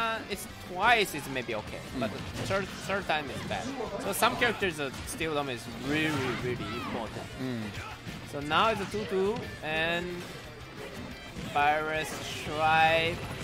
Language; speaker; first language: English; non-native, learner; Chinese